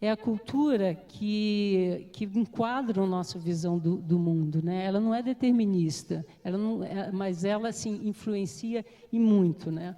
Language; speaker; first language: Portuguese; native; Portuguese